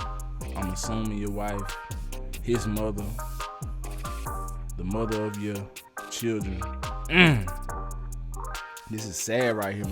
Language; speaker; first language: English; native; English